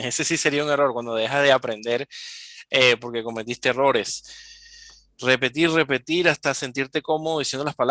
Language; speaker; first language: Spanish; native; Spanish